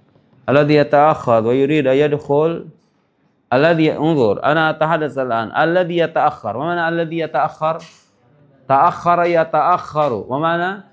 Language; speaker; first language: Arabic; non-native, fluent; Indonesian